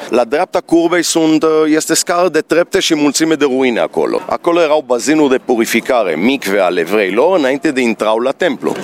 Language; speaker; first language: Romanian; early bilingual, heritage; Romanian